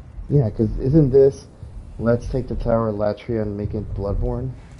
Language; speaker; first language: English; native; English